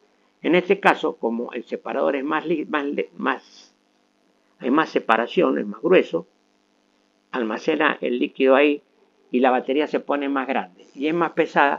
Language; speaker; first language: Spanish; native; Spanish